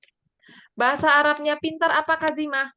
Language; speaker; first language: Indonesian; native; Indonesian